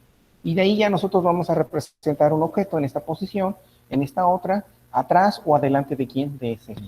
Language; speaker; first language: Spanish; native; Spanish